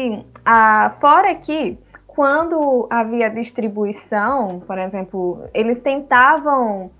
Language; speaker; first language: Portuguese; early bilingual, other home language; Upper Guinea Crioulo